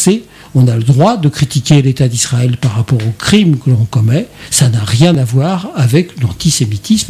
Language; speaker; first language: French; native; French